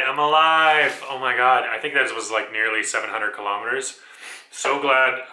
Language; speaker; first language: English; native; English